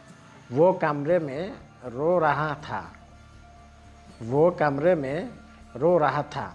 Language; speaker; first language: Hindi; non-native, local second language; Bangla